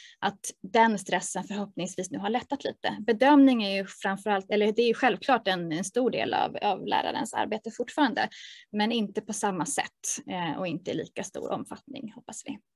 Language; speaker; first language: Swedish; native; Swedish